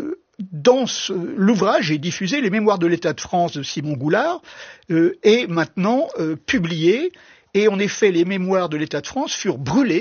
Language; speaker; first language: French; native; French